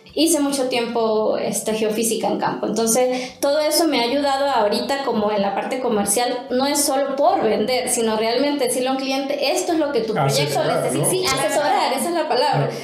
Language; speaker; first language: Spanish; native; Spanish